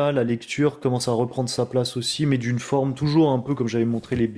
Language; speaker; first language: French; native; French